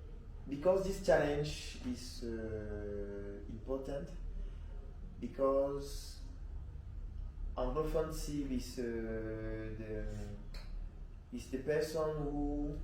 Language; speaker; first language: English; non-native, learner; French